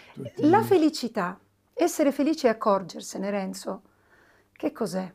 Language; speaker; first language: Italian; native; Italian